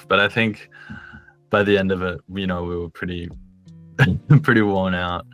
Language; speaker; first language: English; native; English